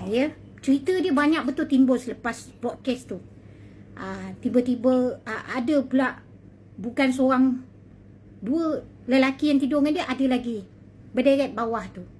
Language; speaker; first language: Malay; native; Malay